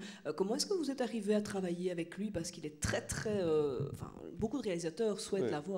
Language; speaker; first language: French; native; French